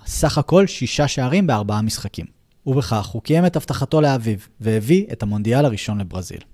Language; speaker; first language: Hebrew; native; Hebrew